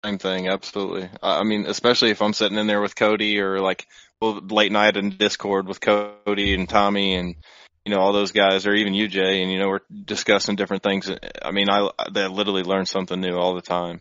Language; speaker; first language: English; native; English